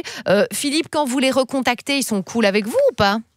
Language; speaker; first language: French; native; French